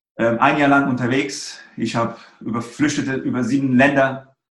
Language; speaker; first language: German; early bilingual, other home language; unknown